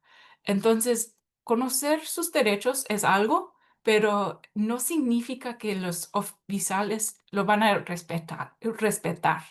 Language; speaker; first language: Spanish; early bilingual, heritage; Spanish